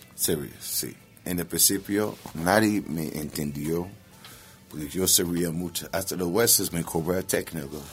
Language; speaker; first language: Spanish; non-native, learner; English